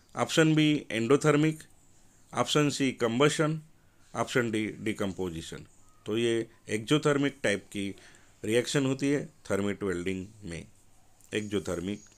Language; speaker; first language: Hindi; non-native, local second language; Marathi